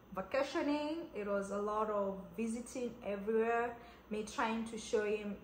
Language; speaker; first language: English; non-native, local second language; Kamba